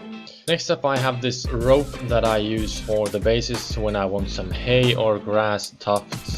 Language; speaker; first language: English; non-native, fluent; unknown